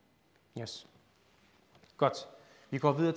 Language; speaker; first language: Danish; early bilingual, other home language; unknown